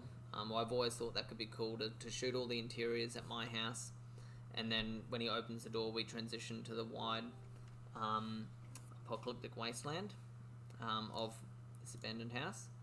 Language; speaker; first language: English; native; English